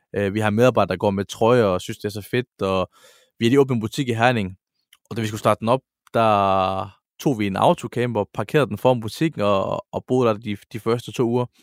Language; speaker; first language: Danish; early bilingual, other home language; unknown